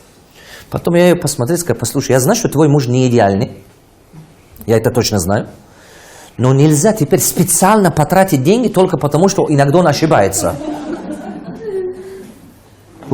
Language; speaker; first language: Russian; non-native, local second language; Tajik